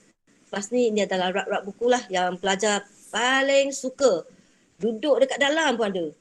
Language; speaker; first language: Malay; non-native, local second language; Chinese